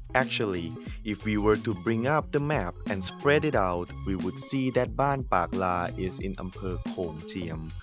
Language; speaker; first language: English; non-native, fluent; Thai